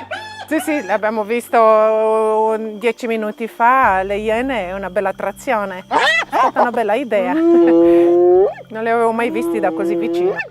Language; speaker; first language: Italian; non-native, fluent; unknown